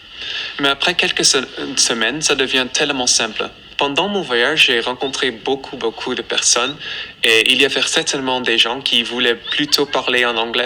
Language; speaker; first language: French; non-native, fluent; Dutch